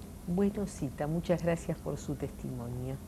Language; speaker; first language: Spanish; native; Spanish